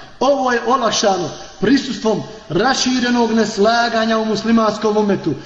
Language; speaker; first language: Bosnian; native; Bosnian